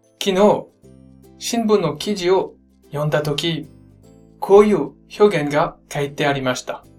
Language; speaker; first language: Japanese; non-native, fluent; French